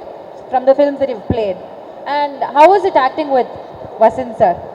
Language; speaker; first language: Tamil; native; Tamil